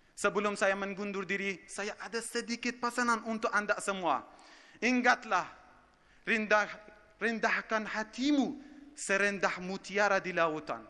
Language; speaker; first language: Malay; non-native, fluent; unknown